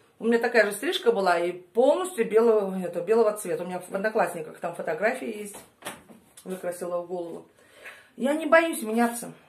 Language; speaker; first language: Russian; native; Russian